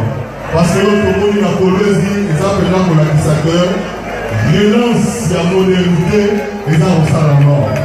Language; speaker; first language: French; non-native, local second language; Lingala